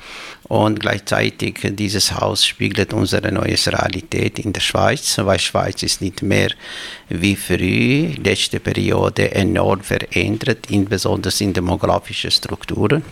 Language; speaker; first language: German; non-native, fluent; Albanian